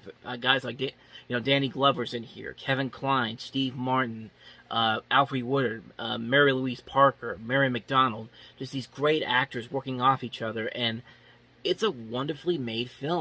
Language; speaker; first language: English; native; English